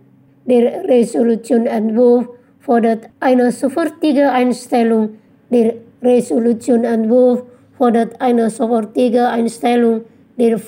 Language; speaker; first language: German; non-native, fluent; Indonesian